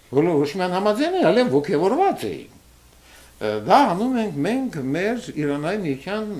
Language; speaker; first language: Armenian; early bilingual, heritage; Armenian